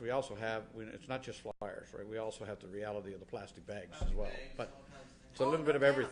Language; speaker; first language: English; native; English